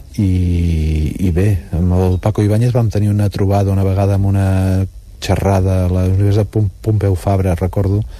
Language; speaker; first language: Catalan; native; Catalan